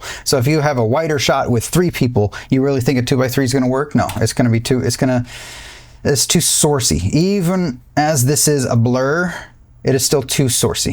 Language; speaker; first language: English; native; English